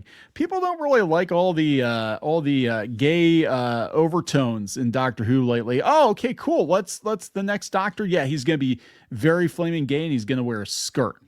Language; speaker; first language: English; native; English